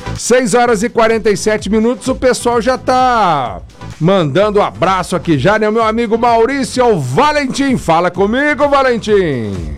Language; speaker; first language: Portuguese; native; Portuguese